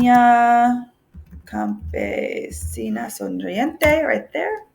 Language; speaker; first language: Spanish; non-native, fluent; English